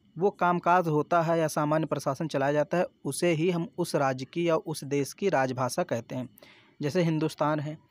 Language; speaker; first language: Hindi; native; Hindi